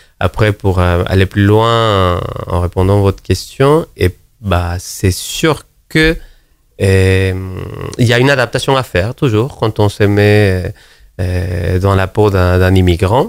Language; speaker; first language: French; non-native, fluent; Spanish